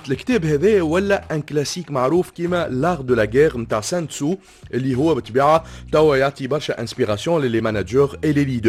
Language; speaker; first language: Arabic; native; Arabic